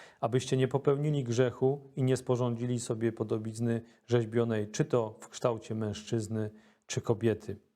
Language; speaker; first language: Polish; native; Polish